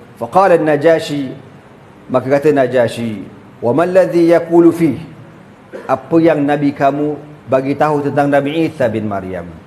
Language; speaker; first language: Malay; native; Malay